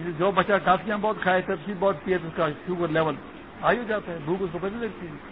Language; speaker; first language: Urdu; non-native, local second language; Pashto